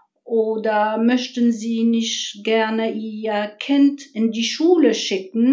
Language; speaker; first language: German; non-native, fluent; Arabic